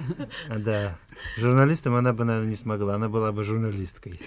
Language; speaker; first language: Russian; native; Russian